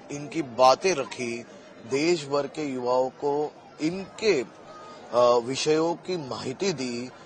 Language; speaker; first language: Hindi; non-native, local second language; Gujarati